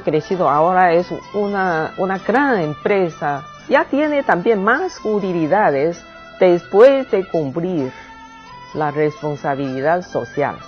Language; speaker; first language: Spanish; non-native, fluent; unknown